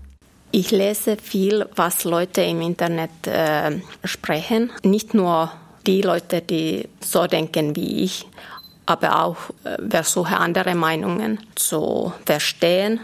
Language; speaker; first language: German; non-native, fluent; Finnish